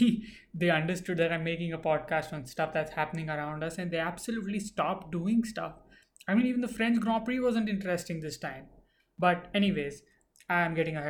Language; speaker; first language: English; non-native, local second language; Hindi